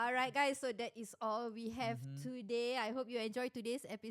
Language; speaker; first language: English; native; English